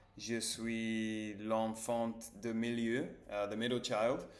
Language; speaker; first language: French; non-native, learner; English